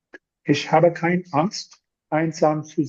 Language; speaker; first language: German; non-native, learner; Urdu